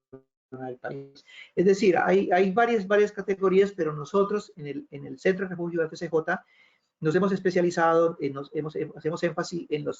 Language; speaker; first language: Spanish; native; Spanish